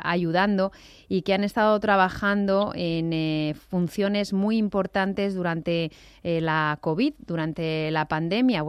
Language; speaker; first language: Spanish; native; Spanish